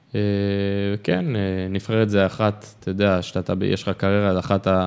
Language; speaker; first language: Hebrew; native; Hebrew